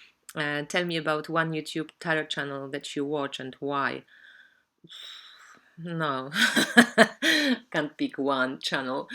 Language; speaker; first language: English; non-native, fluent; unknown